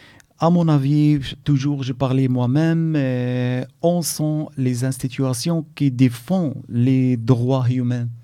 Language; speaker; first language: French; non-native, learner; Arabic